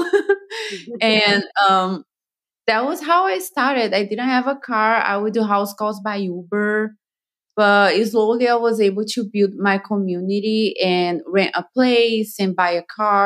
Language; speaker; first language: English; non-native, fluent; Portuguese